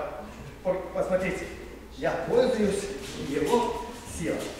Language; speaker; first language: Russian; non-native, learner; Serbian